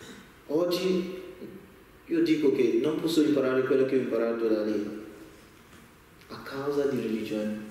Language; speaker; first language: Italian; non-native, learner; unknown